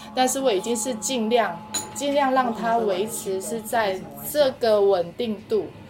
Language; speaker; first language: Chinese; non-native, local second language; Amis